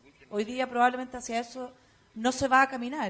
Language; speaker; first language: Spanish; native; Spanish